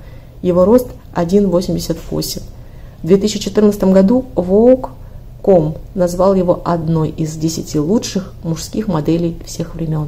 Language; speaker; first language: Russian; native; Russian